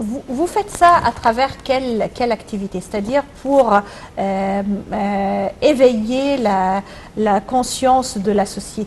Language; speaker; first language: French; non-native, local second language; Arabic